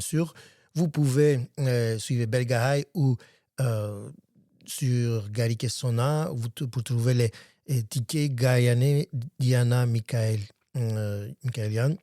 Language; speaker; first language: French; non-native, learner; Armenian